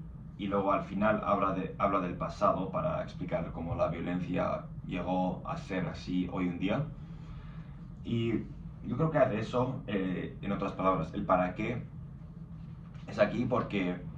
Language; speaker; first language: Spanish; non-native, fluent; English